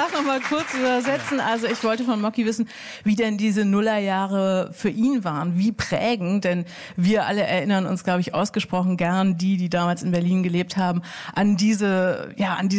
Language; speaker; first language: German; native; German